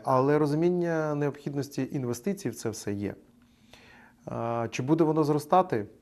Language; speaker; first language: Ukrainian; native; Ukrainian